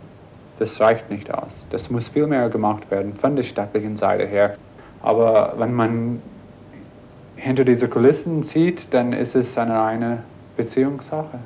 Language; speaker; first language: German; non-native, fluent; English